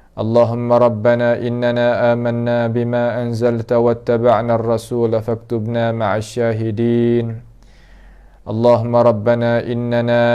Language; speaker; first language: Arabic; non-native, fluent; Malay